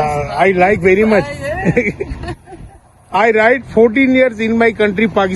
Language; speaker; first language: English; non-native, learner; Urdu